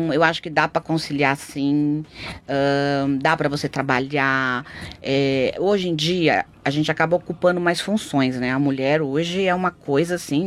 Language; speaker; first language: Portuguese; native; Portuguese